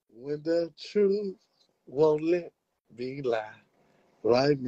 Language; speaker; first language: English; native; English